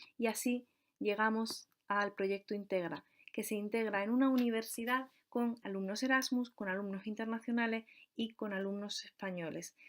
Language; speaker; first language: Spanish; native; Spanish